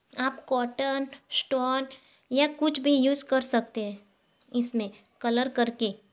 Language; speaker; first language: Hindi; non-native, local second language; Gujarati